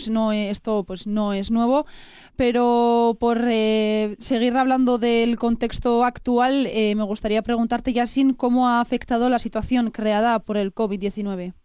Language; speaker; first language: Spanish; native; Spanish